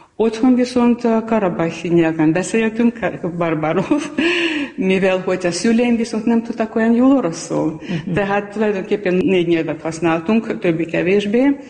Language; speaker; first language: Hungarian; non-native, fluent; Armenian